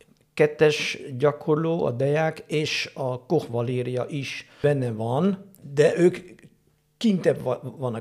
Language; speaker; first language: Hungarian; non-native, fluent; Dutch